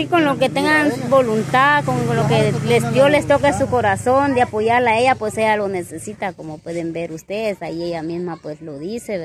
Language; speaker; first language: Spanish; native; Spanish